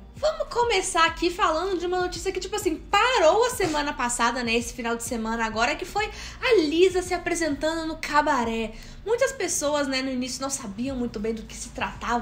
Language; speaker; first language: Portuguese; native; Portuguese